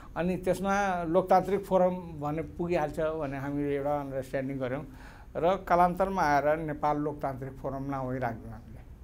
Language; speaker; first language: Nepali; non-native, local second language; Maithili